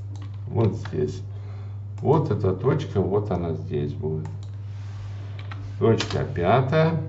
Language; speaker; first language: Russian; native; Russian